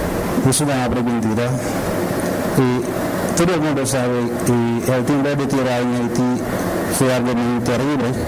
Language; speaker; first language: Spanish; non-native, local second language; Haitian Creole